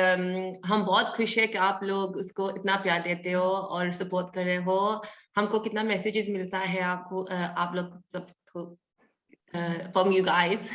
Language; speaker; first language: Hindi; early bilingual, heritage; Hindi